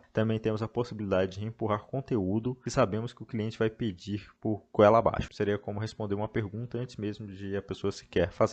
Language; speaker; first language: Portuguese; native; Portuguese